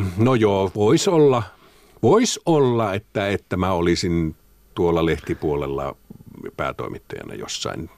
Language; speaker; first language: Finnish; native; Finnish